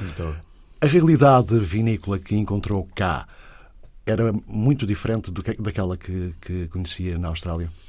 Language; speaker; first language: Portuguese; native; Portuguese